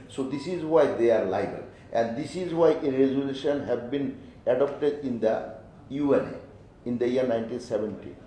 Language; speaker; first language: English; non-native, local second language; Bangla